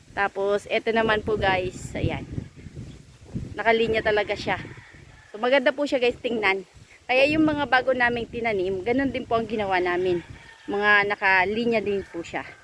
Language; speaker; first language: Filipino; non-native, local second language; Bikol